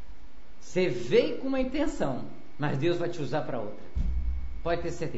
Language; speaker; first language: Portuguese; native; Portuguese